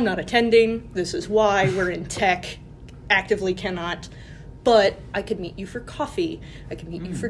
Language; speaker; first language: English; native; English